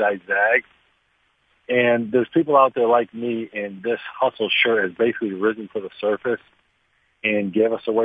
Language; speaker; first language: English; native; English